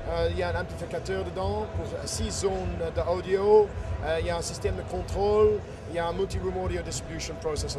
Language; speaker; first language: French; non-native, fluent; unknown